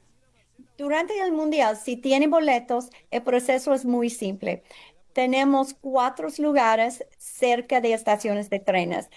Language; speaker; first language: Spanish; early bilingual, heritage; English